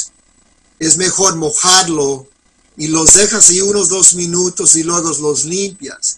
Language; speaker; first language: Spanish; non-native, fluent; English